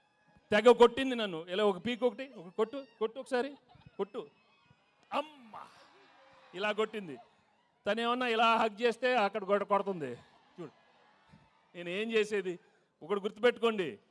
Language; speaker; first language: Telugu; native; Telugu